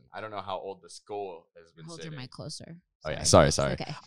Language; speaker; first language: English; native; English